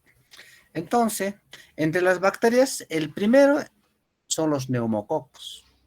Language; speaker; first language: Spanish; native; Spanish